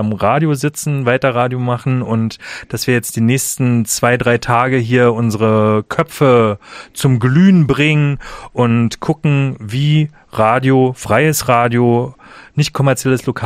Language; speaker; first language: German; native; German